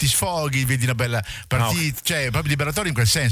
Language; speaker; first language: Italian; native; Italian